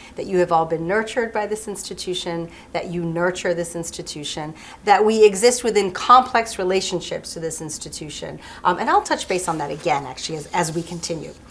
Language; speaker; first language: English; early bilingual, other home language; French